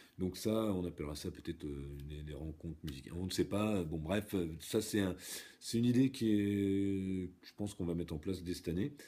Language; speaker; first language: French; native; French